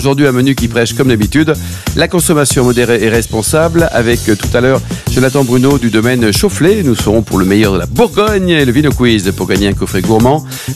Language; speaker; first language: French; native; French